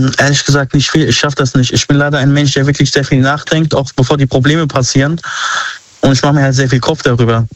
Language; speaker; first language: German; non-native, fluent; Arabic